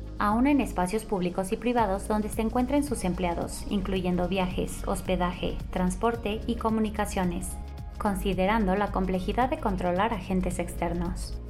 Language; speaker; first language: Spanish; native; Spanish